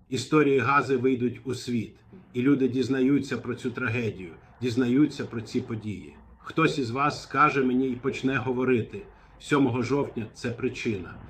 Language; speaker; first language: Ukrainian; non-native, fluent; Arabic